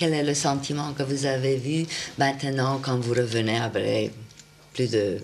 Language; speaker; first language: French; non-native, fluent; Romanian